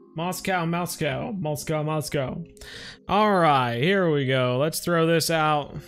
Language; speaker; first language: English; native; English